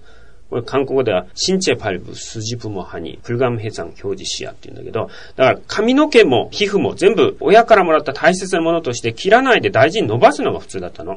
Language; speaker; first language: Japanese; native; Japanese